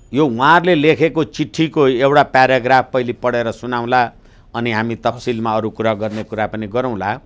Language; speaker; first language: Nepali; native; Nepali